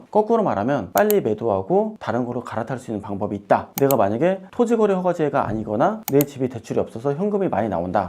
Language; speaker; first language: Korean; native; Korean